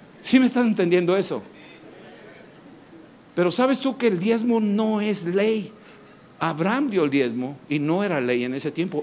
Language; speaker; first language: Spanish; native; Spanish